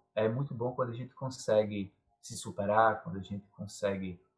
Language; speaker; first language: Portuguese; native; Portuguese